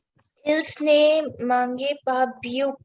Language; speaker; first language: French; non-native, learner; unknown